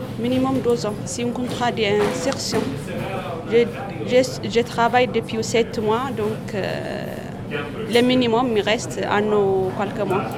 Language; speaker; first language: French; non-native, learner; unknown